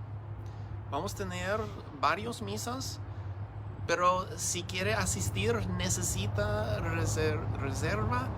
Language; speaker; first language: Spanish; non-native, learner; English